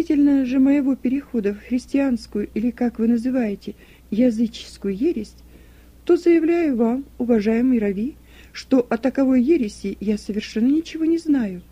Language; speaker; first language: Russian; native; Russian